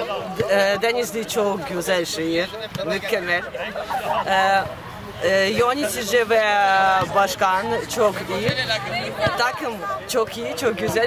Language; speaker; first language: Turkish; non-native, learner; Russian